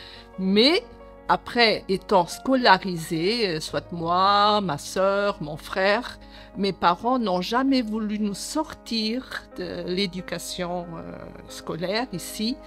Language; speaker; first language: French; early bilingual, other home language; Portuguese